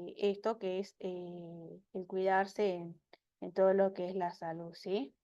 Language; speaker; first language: Spanish; native; Spanish